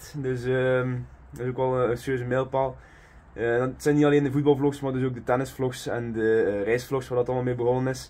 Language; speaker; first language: Dutch; native; Dutch